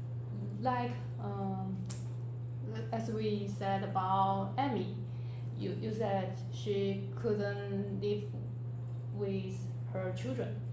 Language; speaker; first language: English; non-native, learner; Chinese